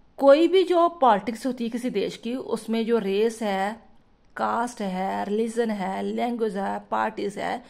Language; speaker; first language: Hindi; non-native, local second language; Punjabi